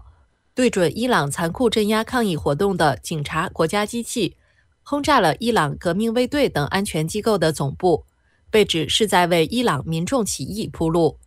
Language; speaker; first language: Chinese; native; Chinese